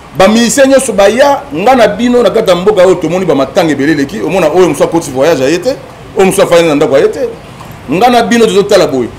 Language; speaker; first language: Lingala; native; Lingala